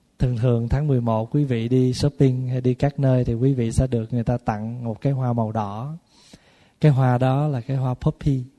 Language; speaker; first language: Vietnamese; early bilingual, other home language; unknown